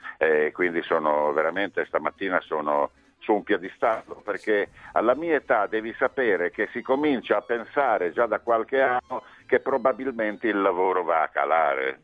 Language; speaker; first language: Italian; native; Italian